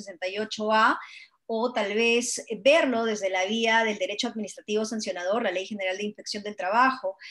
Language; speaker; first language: Spanish; native; Spanish